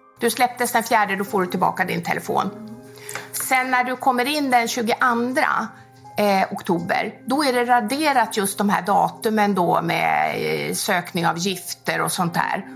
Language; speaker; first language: Swedish; native; Swedish